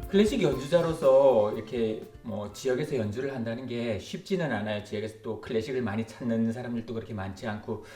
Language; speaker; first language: Korean; native; Korean